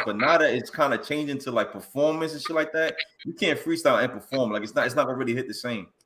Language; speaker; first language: English; native; English